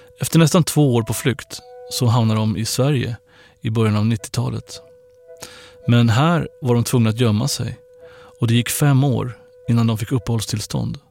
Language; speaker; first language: Swedish; native; Swedish